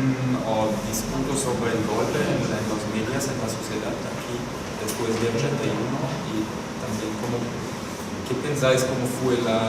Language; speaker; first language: Spanish; non-native, fluent; German